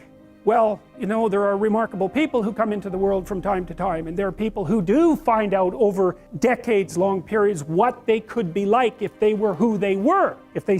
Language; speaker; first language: English; native; English